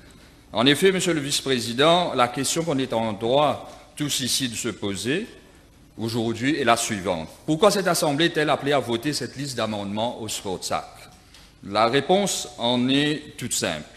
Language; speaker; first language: French; non-native, local second language; Morisyen